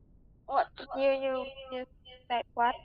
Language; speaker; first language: English; non-native, learner; Vietnamese